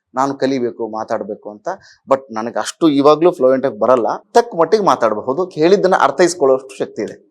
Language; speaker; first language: Kannada; native; Kannada